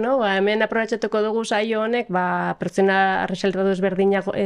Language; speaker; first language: Basque; native; Basque